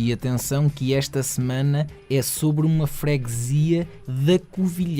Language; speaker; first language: Portuguese; native; Portuguese